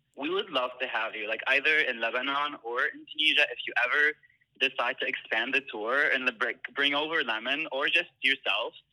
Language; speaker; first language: English; non-native, fluent; Arabic